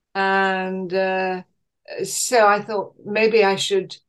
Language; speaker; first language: English; native; English